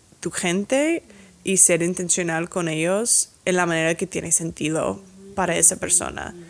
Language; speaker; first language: Spanish; non-native, fluent; English